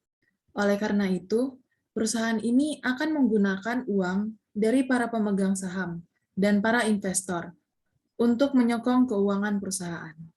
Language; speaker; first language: Indonesian; native; Indonesian